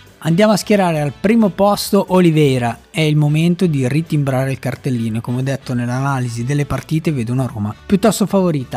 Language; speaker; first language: Italian; native; Italian